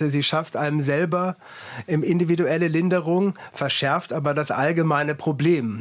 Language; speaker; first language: German; native; German